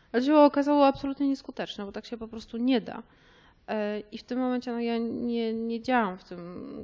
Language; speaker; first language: Polish; native; Polish